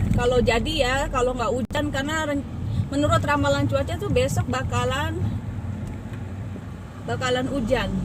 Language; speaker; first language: Indonesian; native; Indonesian